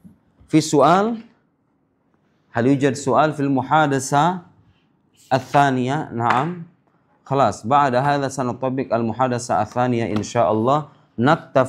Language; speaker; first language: Arabic; non-native, fluent; Indonesian